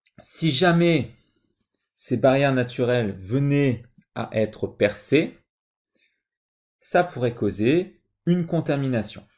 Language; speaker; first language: French; native; French